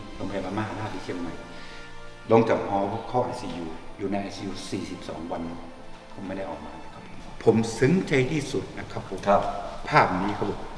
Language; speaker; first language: Thai; non-native, fluent; Chinese